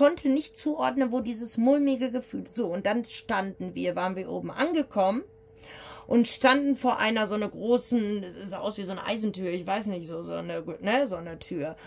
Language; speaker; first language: German; native; German